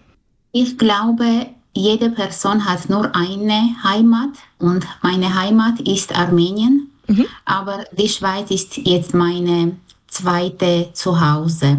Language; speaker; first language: German; non-native, fluent; Armenian